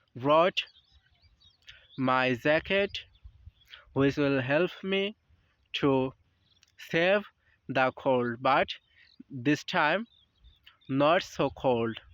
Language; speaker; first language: English; non-native, learner; Bangla